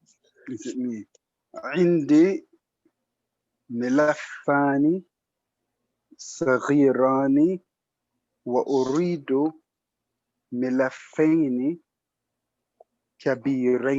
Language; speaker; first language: Arabic; non-native, learner; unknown